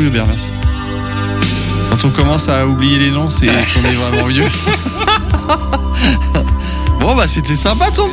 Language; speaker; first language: French; native; French